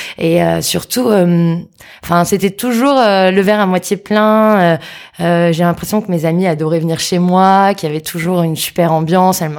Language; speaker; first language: French; native; French